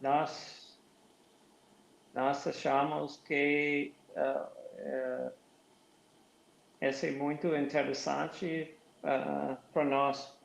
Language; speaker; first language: Portuguese; non-native, learner; English